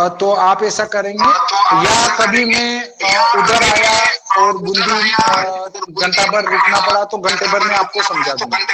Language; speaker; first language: Hindi; native; Hindi